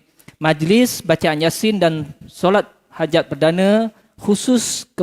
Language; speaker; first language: Malay; native; Malay